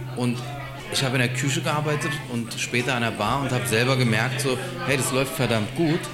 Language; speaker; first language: German; native; German